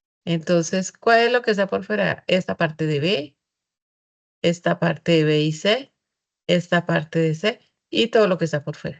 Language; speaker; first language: Spanish; native; Spanish